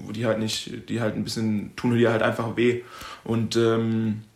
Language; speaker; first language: German; native; German